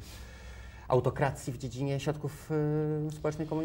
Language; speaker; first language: Polish; native; Polish